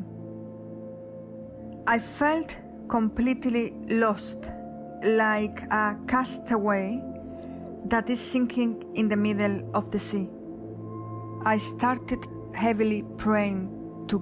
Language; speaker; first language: English; non-native, fluent; Spanish